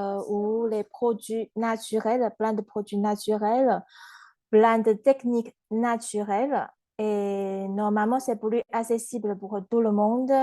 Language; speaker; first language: French; non-native, fluent; Chinese